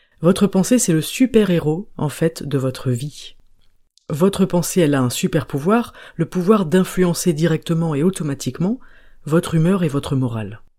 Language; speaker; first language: French; native; French